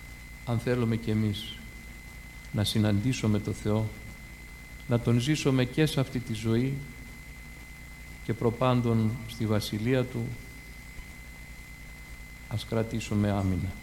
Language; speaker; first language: Greek; native; Greek